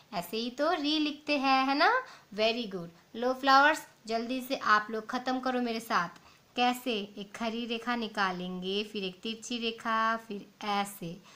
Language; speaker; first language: Hindi; non-native, local second language; Bangla